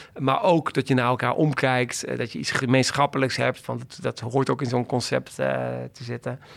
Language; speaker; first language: Dutch; native; Dutch